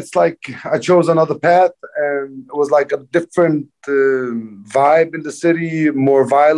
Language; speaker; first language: English; non-native, fluent; Danish